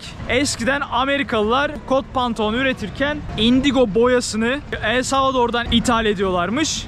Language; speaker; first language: Turkish; native; Turkish